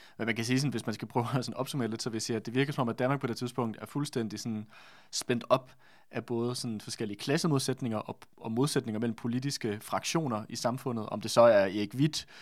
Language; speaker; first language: Danish; native; Danish